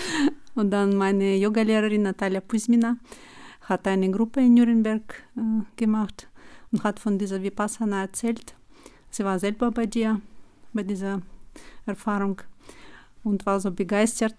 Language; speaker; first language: German; non-native, fluent; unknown